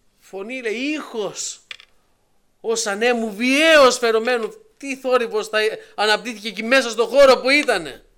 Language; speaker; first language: Greek; native; Greek